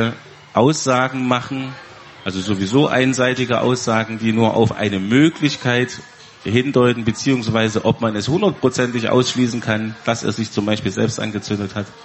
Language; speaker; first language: German; native; German